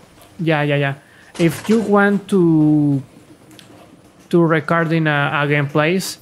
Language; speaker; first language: English; non-native, learner; Spanish